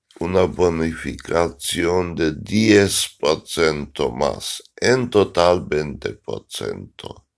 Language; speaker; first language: Spanish; non-native, learner; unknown